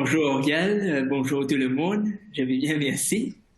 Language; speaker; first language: French; non-native, fluent; Morisyen